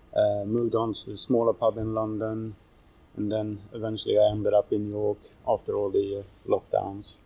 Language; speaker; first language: English; non-native, fluent; Swedish